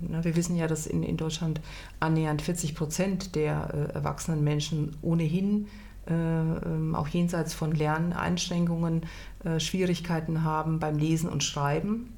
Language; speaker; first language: German; native; German